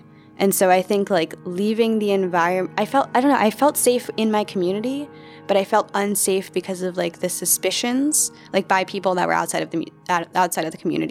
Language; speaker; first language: English; native; English